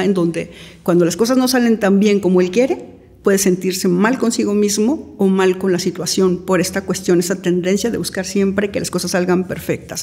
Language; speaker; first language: Spanish; native; Spanish